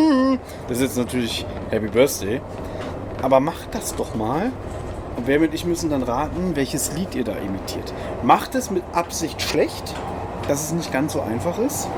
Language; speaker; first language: German; native; German